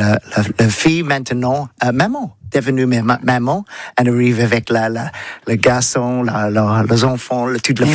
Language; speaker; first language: French; non-native, learner; English